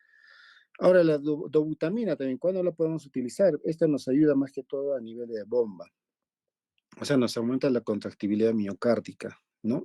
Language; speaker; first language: Spanish; native; Spanish